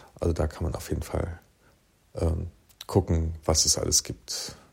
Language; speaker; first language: German; native; German